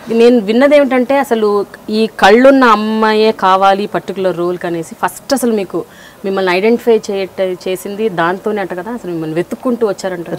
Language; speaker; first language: Telugu; native; Telugu